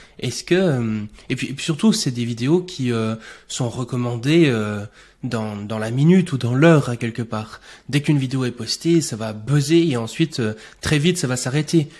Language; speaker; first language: French; native; French